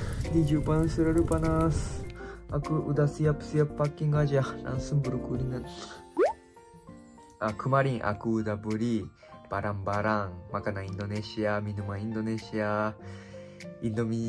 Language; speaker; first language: Indonesian; non-native, fluent; Japanese